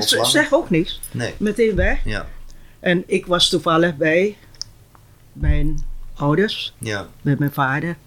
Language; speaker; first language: Dutch; non-native, local second language; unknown